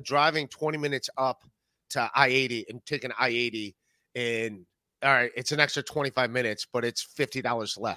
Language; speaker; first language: English; native; English